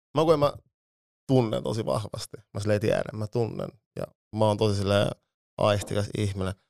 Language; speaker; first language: Finnish; early bilingual, other home language; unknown